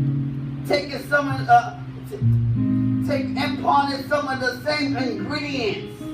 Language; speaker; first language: English; native; English